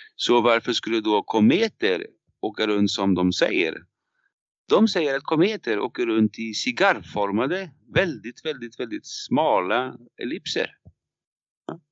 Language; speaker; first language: Swedish; non-native, fluent; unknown